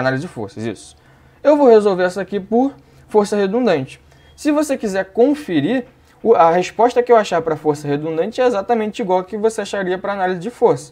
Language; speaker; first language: Portuguese; native; Portuguese